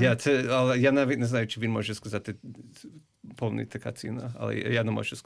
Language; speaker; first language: Ukrainian; early bilingual, heritage; English